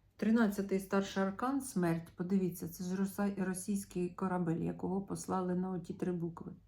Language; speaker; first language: Ukrainian; non-native, local second language; Russian